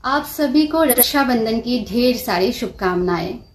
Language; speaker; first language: Hindi; non-native, local second language; Bangla